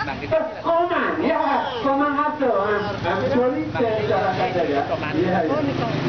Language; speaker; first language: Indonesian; non-native, learner; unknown